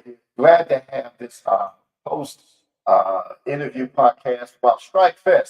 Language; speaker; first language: English; native; English